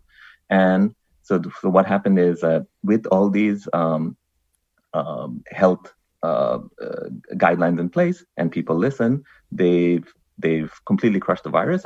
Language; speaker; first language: English; non-native, local second language; Bangla